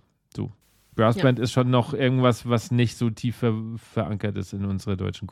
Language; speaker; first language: German; native; German